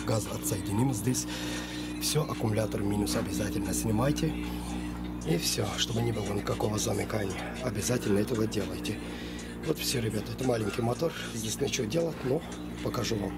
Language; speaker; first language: Russian; non-native, fluent; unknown